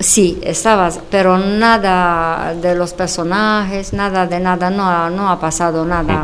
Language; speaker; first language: Spanish; non-native, fluent; Romanian